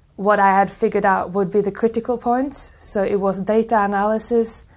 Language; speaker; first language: English; non-native, fluent; Swedish